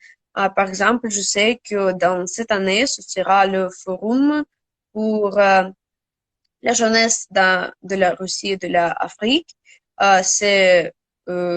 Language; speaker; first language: French; non-native, learner; Russian